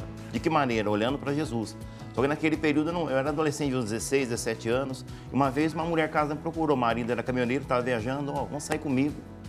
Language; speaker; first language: Portuguese; native; Portuguese